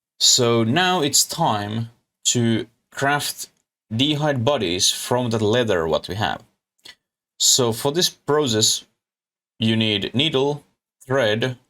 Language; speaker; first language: English; non-native, learner; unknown